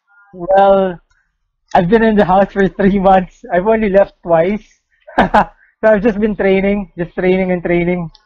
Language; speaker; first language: English; non-native, local second language; Filipino